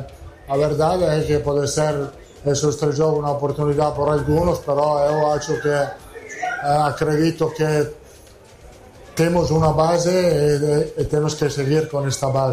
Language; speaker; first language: Portuguese; non-native, fluent; Italian